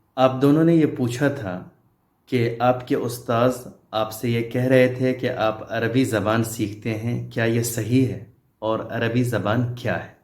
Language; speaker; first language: Urdu; native; Urdu